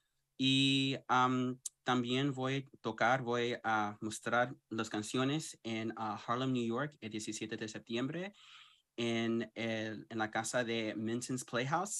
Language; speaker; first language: Spanish; early bilingual, heritage; English